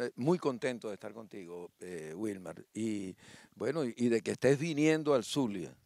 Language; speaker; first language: Spanish; native; Spanish